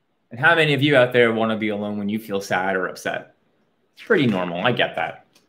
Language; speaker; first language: English; native; English